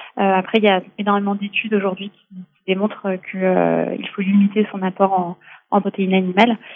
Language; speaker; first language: French; native; French